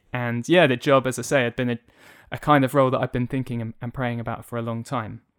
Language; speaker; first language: English; native; English